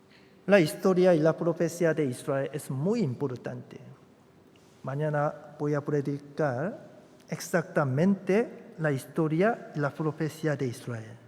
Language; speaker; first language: Spanish; non-native, fluent; Korean